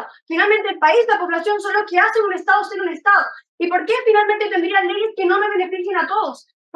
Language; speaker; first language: Spanish; native; Spanish